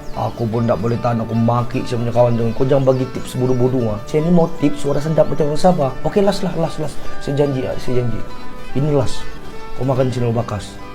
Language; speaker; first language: Malay; native; Malay